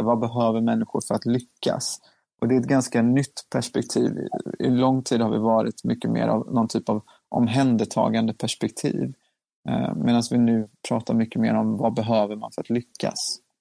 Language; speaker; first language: Swedish; native; Swedish